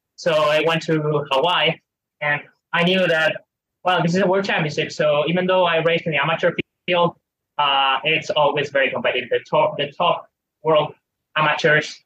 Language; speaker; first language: English; non-native, fluent; Spanish